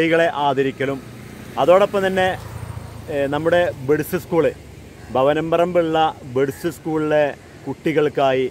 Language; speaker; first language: Malayalam; native; Malayalam